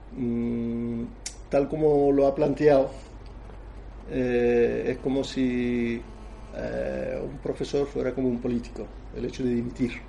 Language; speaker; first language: Spanish; non-native, fluent; Persian